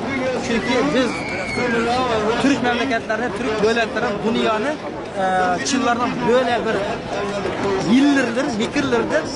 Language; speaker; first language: Turkish; non-native, learner; Uyghur